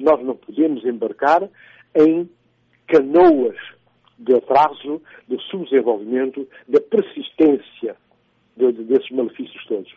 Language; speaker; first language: Portuguese; non-native, local second language; Upper Guinea Crioulo